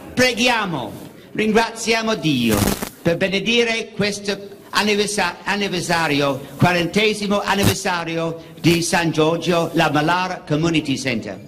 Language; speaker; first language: Italian; non-native, learner; English